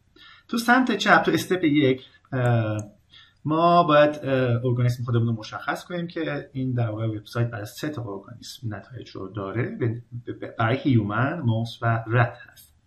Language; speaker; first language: Persian; native; Persian